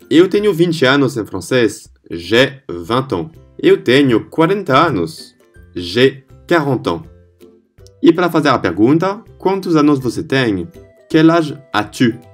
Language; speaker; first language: Portuguese; non-native, fluent; French